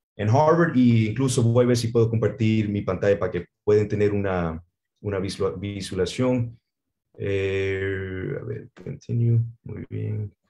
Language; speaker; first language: Spanish; early bilingual, heritage; Spanish